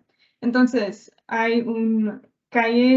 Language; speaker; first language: Spanish; non-native, learner; English